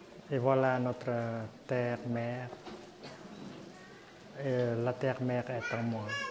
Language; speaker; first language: French; non-native, fluent; Vietnamese